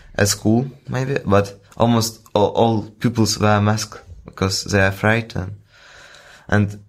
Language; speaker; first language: English; non-native, fluent; Ukrainian